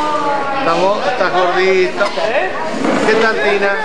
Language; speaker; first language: Spanish; native; Spanish